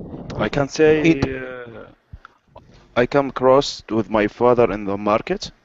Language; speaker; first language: English; non-native, learner; Arabic